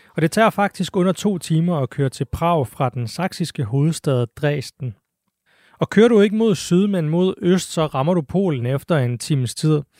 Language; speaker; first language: Danish; native; Danish